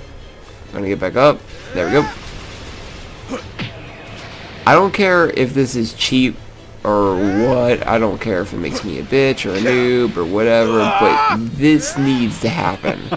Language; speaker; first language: English; native; English